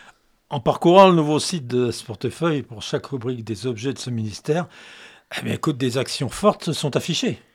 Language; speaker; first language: French; native; French